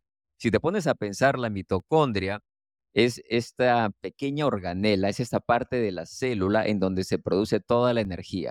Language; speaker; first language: Spanish; native; Spanish